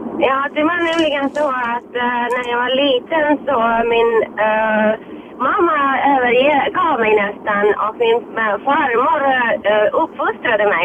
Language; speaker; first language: Swedish; non-native, fluent; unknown